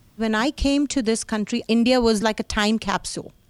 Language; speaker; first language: English; non-native, local second language; Hindi